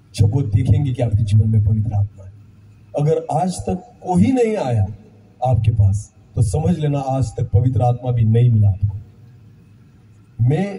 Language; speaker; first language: Hindi; non-native, local second language; Marathi